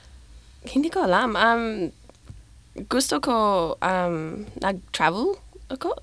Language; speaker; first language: Filipino; non-native, learner; English